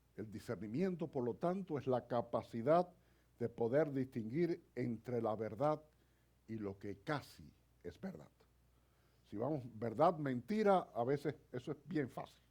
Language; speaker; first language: Spanish; native; Spanish